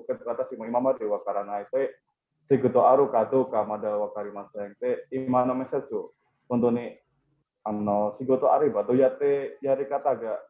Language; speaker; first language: Japanese; non-native, learner; Indonesian